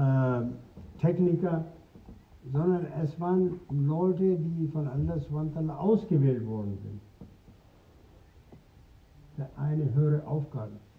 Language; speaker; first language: German; non-native, fluent; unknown